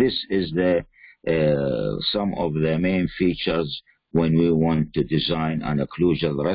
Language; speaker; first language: English; non-native, fluent; Arabic